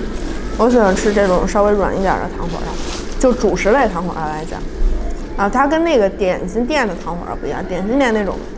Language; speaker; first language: Chinese; native; Chinese